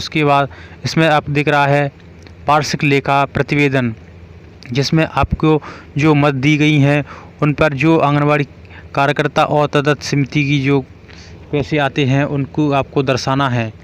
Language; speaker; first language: Hindi; native; Hindi